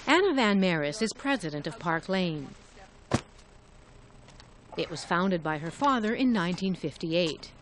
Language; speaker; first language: English; native; English